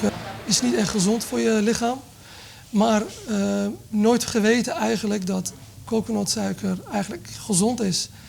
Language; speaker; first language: Dutch; early bilingual, other home language; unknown